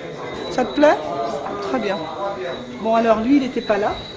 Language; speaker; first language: French; native; French